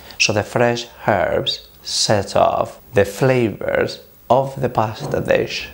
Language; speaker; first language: English; non-native, fluent; Spanish